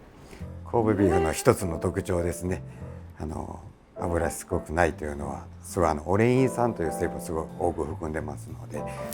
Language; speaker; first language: Japanese; native; Japanese